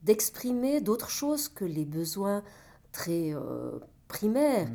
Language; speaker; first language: French; native; French